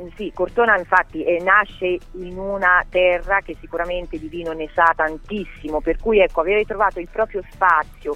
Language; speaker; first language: Italian; native; Italian